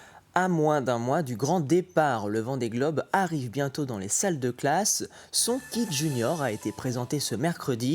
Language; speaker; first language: French; native; French